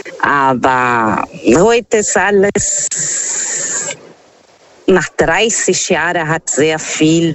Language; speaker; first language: German; non-native, fluent; Portuguese